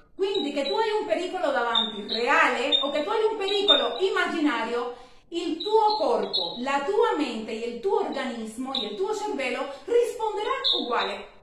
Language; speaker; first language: Italian; non-native, fluent; Spanish